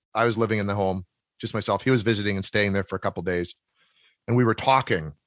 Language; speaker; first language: English; native; English